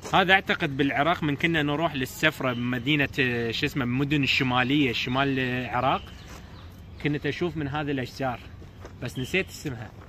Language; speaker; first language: Arabic; non-native, local second language; Azerbaijani